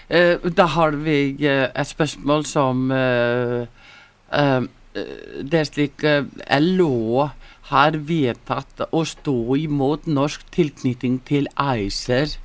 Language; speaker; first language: Norwegian; non-native, learner; Icelandic